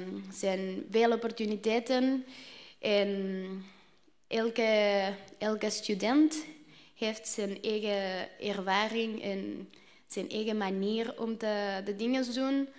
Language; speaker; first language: Dutch; non-native, learner; Spanish